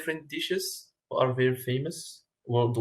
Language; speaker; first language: English; non-native, fluent; Arabic